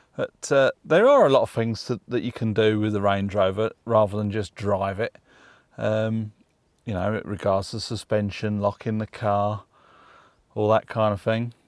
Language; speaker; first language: English; native; English